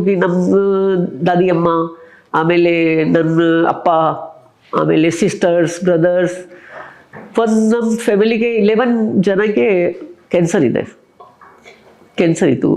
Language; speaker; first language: Kannada; non-native, local second language; Hindi